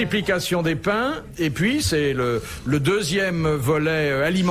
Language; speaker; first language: French; native; French